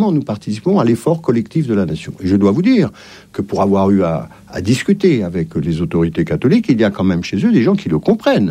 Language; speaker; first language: French; native; French